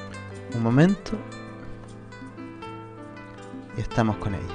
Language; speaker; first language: Spanish; native; Spanish